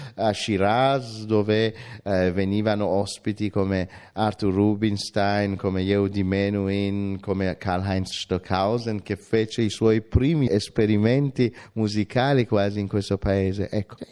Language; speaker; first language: Italian; non-native, fluent; Persian